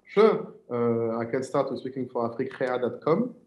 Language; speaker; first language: English; non-native, fluent; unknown